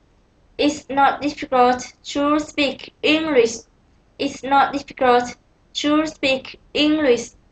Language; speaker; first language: English; non-native, learner; Vietnamese